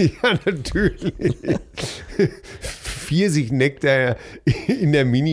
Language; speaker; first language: German; native; German